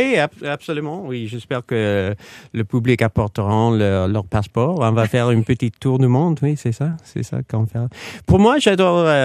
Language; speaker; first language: French; non-native, fluent; English